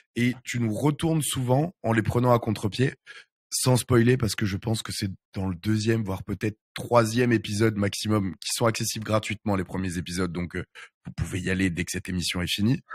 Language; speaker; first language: French; native; French